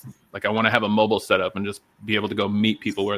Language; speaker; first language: English; native; English